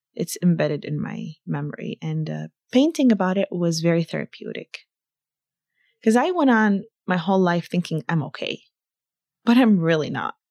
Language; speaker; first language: English; early bilingual, other home language; Arabic